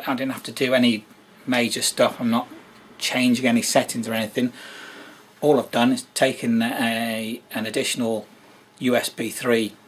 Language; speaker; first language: English; native; English